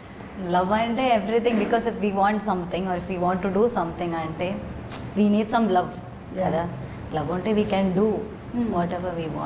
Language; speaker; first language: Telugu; non-native, learner; Malayalam